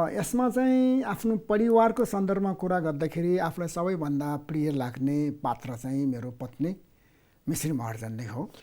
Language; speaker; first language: Nepali; non-native, local second language; Newari